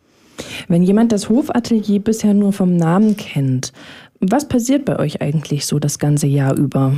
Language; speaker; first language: German; native; German